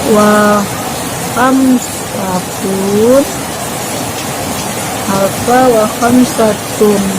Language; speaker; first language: Arabic; non-native, learner; Indonesian